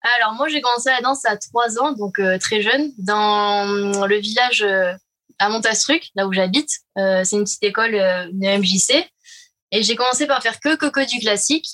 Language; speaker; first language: French; native; French